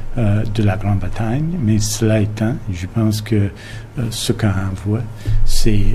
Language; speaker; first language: French; non-native, fluent; English